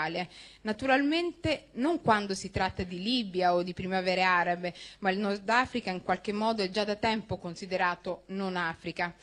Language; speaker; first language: Italian; early bilingual, other home language; Somali